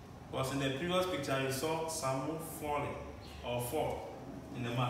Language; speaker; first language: English; non-native, local second language; Akan